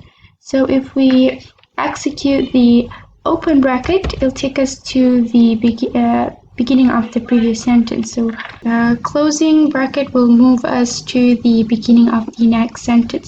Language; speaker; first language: English; non-native, local second language; Malay